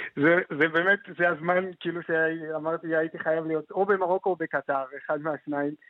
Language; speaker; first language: Hebrew; non-native, fluent; Arabic